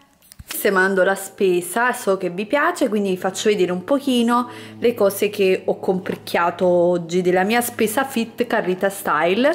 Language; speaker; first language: Italian; native; Italian